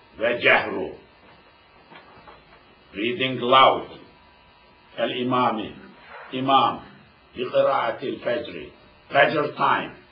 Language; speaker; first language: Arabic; non-native, fluent; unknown